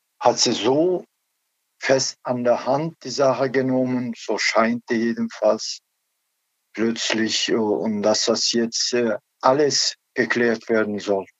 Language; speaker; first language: German; non-native, learner; Turkish